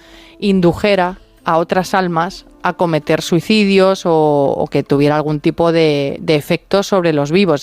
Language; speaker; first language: Spanish; native; Spanish